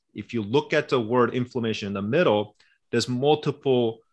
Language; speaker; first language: English; early bilingual, other home language; Korean